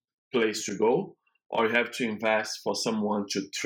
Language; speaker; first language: English; non-native, learner; Portuguese